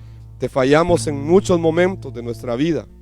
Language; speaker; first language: Spanish; native; Spanish